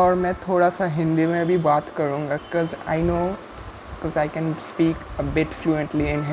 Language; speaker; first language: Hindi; non-native, local second language; Bangla